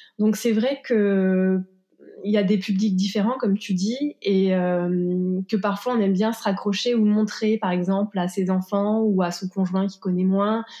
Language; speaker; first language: French; native; French